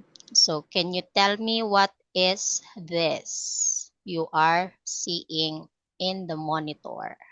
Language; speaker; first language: English; non-native, fluent; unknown